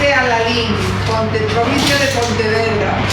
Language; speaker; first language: Spanish; native; Spanish